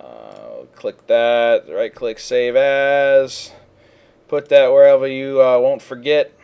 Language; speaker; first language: English; native; English